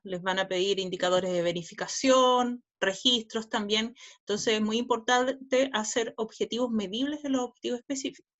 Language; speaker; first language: Spanish; native; Spanish